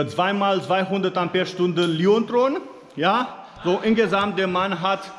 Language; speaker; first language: German; non-native, fluent; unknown